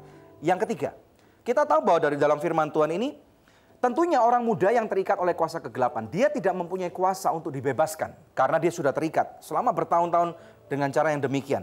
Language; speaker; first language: Indonesian; native; Indonesian